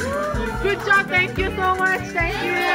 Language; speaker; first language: English; non-native, local second language; Chinese